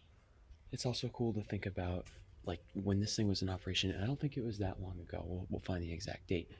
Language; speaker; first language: English; native; English